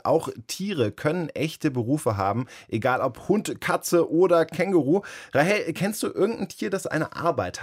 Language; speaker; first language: German; native; German